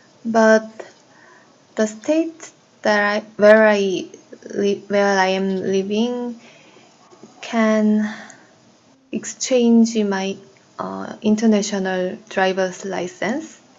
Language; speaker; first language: English; non-native, learner; Korean